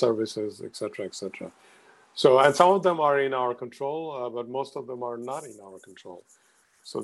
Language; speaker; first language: English; non-native, local second language; Bangla